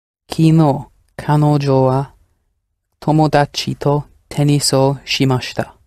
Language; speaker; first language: Japanese; non-native, learner; English